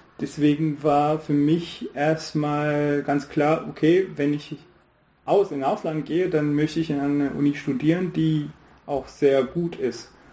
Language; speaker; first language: German; non-native, fluent; Hindi